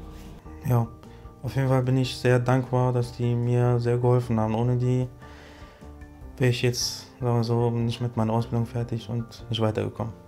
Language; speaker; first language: German; early bilingual, other home language; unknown